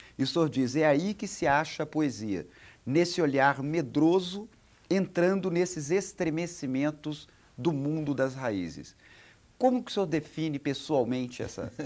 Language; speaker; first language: Portuguese; native; Portuguese